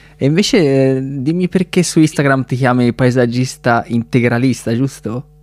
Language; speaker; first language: Italian; native; Italian